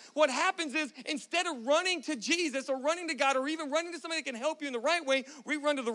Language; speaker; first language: English; native; English